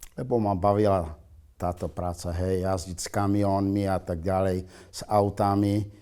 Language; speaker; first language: Slovak; non-native, local second language; Romany